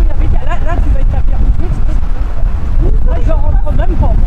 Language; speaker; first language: French; native; French